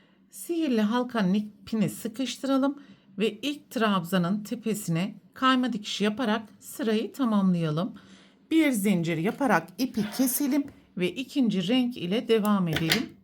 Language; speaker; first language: Turkish; native; Turkish